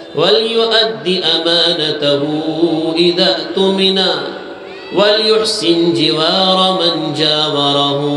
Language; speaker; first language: Urdu; native; Urdu